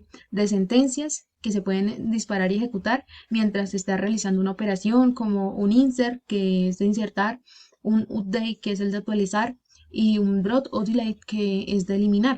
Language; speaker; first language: Spanish; native; Spanish